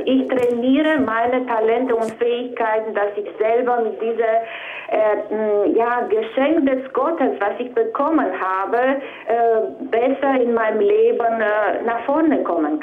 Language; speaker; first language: German; non-native, fluent; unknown